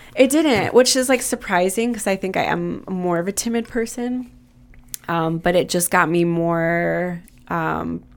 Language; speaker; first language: English; native; English